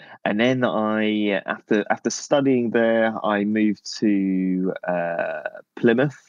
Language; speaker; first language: English; native; English